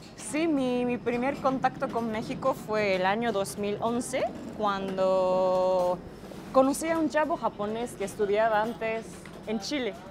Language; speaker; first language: Spanish; non-native, fluent; Japanese